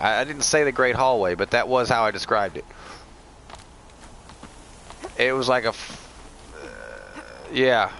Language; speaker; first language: English; native; English